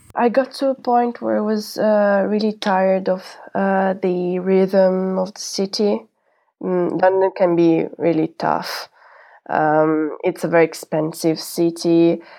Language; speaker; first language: English; non-native, fluent; Italian